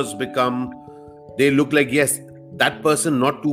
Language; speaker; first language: English; non-native, local second language; Hindi